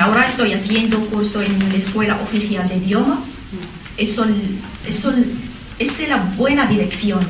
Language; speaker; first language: Spanish; non-native, learner; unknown